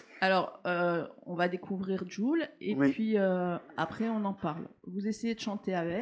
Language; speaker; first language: French; native; French